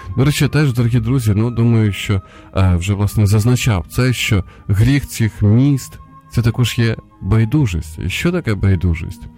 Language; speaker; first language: Ukrainian; non-native, local second language; Russian